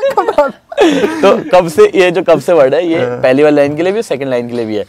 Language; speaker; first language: Hindi; non-native, local second language; Garhwali